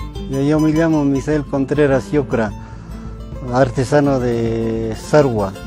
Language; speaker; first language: Spanish; non-native, local second language; Quechua